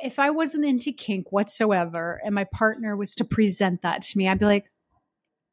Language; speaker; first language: English; native; English